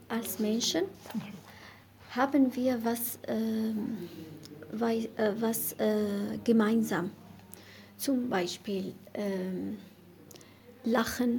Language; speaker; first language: German; non-native, learner; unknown